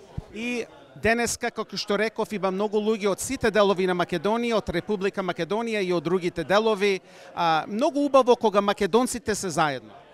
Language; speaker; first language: Macedonian; early bilingual, heritage; Macedonian